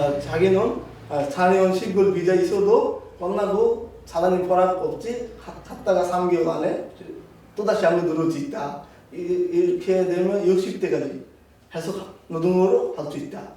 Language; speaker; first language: Korean; non-native, learner; Bangla